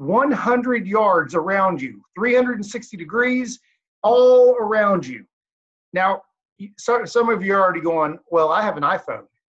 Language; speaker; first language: English; native; English